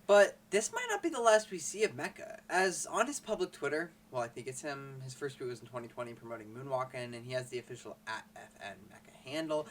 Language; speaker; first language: English; native; English